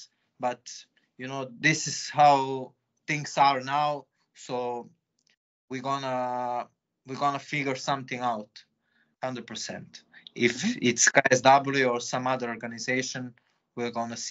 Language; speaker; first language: English; non-native, fluent; Serbian